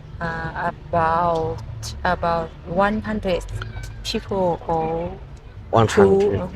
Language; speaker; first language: English; non-native, learner; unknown